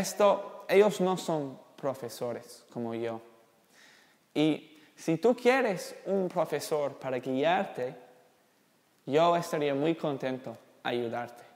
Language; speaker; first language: Spanish; non-native, fluent; English